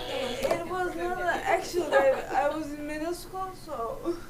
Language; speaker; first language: English; non-native, learner; Turkish